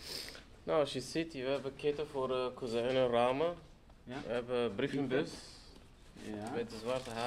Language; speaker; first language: Dutch; non-native, fluent; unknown